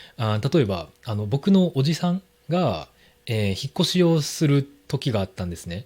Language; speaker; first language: Japanese; native; Japanese